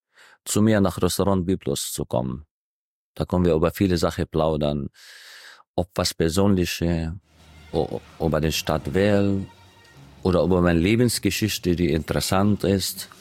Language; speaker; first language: German; non-native, fluent; Arabic